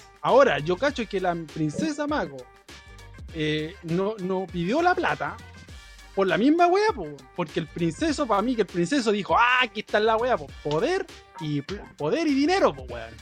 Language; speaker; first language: Spanish; native; Spanish